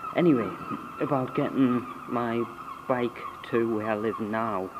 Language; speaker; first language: English; native; English